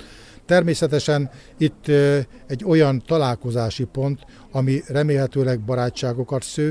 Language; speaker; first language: Hungarian; native; Hungarian